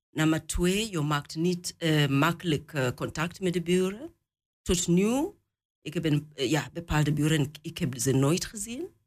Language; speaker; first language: Dutch; non-native, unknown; Swahili